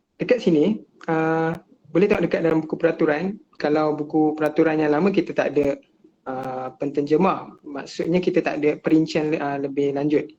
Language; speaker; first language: Malay; native; Malay